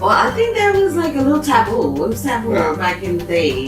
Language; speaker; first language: English; native; English